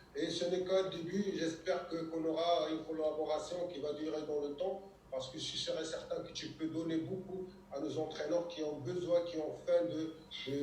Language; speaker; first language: French; non-native, local second language; Arabic